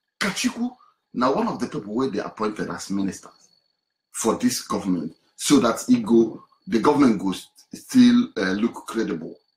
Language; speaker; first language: Nigerian Pidgin; non-native, local second language; Igbo